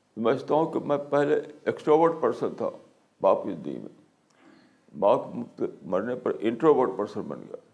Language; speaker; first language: Urdu; native; Urdu